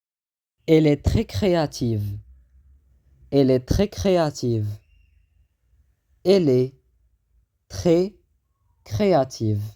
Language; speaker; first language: French; non-native, fluent; Arabic